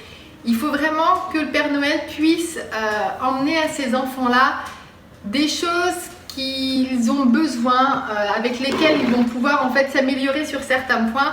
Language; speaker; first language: French; native; French